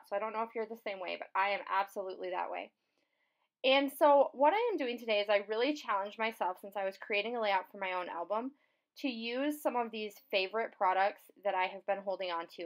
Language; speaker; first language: English; native; English